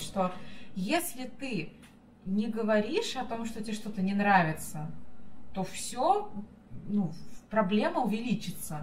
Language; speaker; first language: Russian; native; Russian